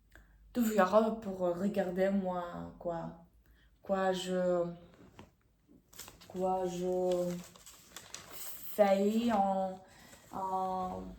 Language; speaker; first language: French; non-native, learner; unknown